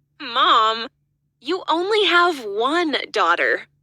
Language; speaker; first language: English; non-native, learner; Turkish